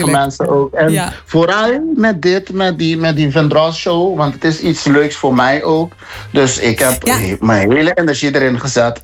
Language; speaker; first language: Dutch; non-native, local second language; Papiamento